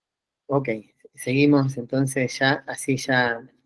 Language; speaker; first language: Spanish; native; Spanish